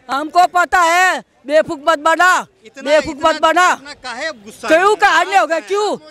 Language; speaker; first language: Hindi; non-native, local second language; Gujarati